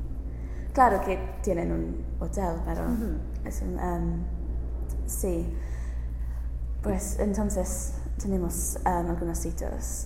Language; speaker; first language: Spanish; non-native, learner; English